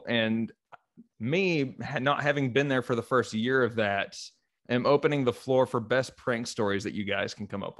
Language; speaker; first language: English; native; English